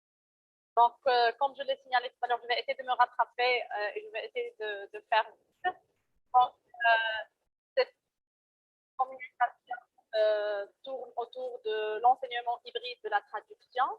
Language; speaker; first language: French; non-native, local second language; Arabic